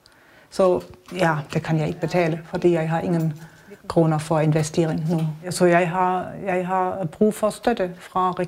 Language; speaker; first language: Danish; non-native, learner; German